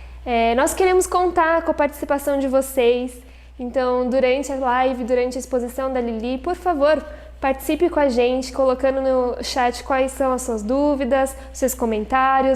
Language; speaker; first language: Portuguese; native; Portuguese